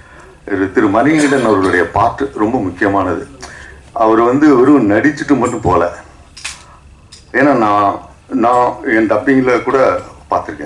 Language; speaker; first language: Tamil; native; Tamil